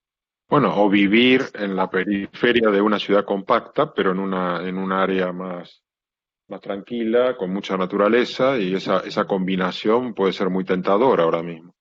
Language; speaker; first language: Spanish; native; Spanish